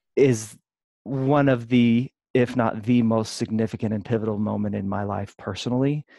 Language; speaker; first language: English; native; English